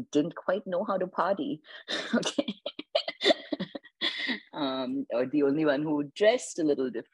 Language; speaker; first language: English; non-native, local second language; Hindi